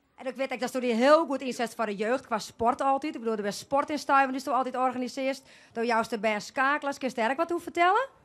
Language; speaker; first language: Dutch; non-native, fluent; Thai